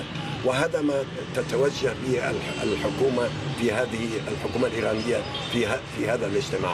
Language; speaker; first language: Arabic; non-native, fluent; Persian